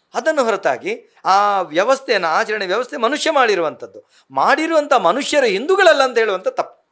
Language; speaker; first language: Kannada; non-native, local second language; Tulu